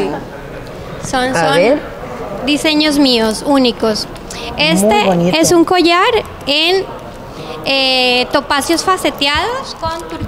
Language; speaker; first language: Spanish; native; Spanish